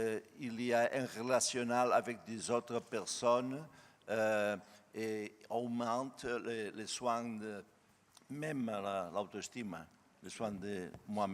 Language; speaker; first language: French; non-native, learner; Spanish